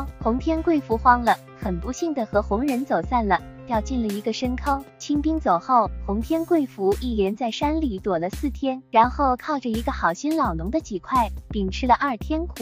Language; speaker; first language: Chinese; native; Chinese